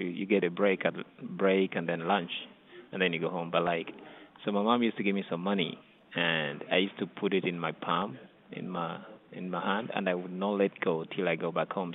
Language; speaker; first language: English; non-native, local second language; Ganda